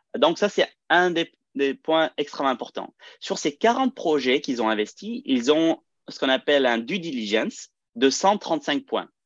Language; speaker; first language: French; early bilingual, heritage; French